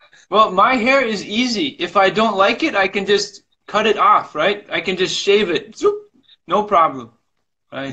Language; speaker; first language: English; native; English